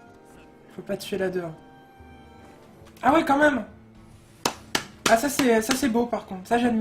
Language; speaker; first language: French; native; French